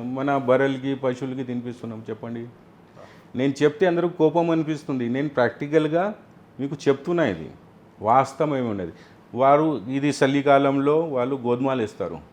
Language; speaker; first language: Telugu; non-native, local second language; Urdu